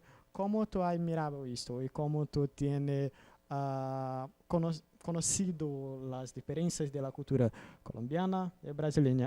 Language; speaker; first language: Spanish; non-native, learner; Portuguese